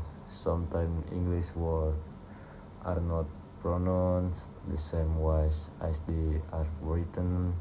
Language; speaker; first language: English; non-native, learner; Indonesian